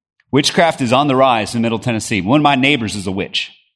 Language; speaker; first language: English; early bilingual, other home language; Spanish